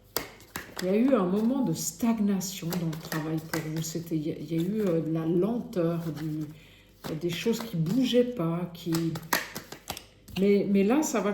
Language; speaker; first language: French; native; French